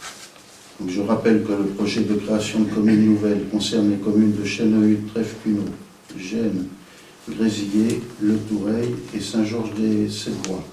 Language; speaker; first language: French; native; French